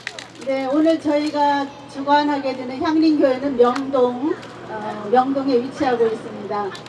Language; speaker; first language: Korean; native; Korean